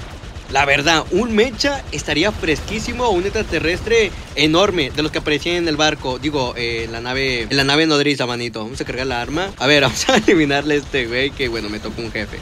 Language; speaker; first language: Spanish; native; Spanish